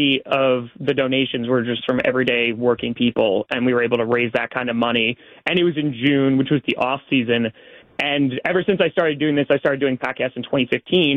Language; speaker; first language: English; native; English